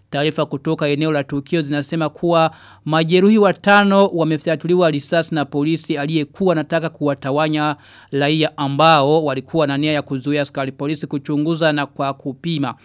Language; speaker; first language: Swahili; non-native, local second language; Rundi